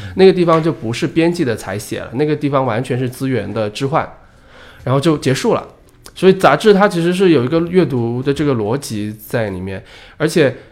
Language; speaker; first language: Chinese; native; Chinese